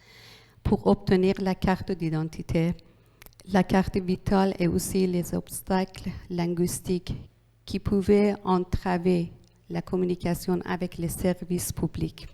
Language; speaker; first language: French; non-native, learner; Persian